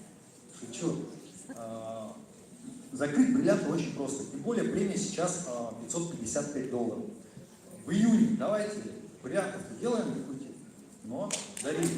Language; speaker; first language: Russian; native; Russian